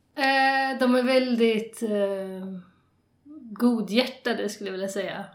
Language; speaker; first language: Swedish; native; Swedish